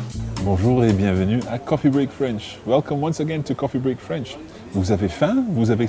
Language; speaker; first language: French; non-native, fluent; English